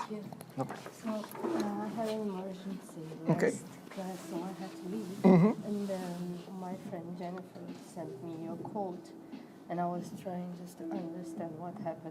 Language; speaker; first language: English; non-native, fluent; Portuguese